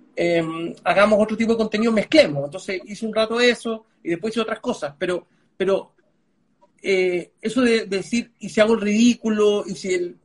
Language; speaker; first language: Spanish; early bilingual, other home language; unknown